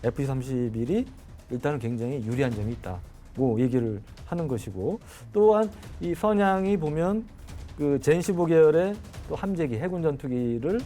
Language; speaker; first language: Korean; native; Korean